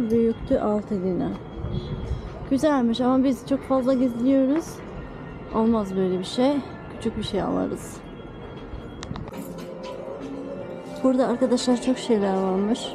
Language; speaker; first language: Turkish; non-native, learner; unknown